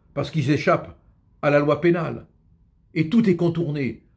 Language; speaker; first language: French; native; French